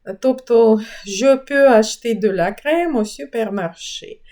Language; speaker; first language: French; non-native, fluent; Ukrainian